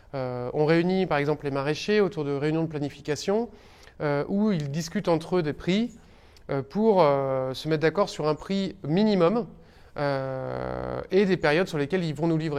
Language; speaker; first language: French; native; French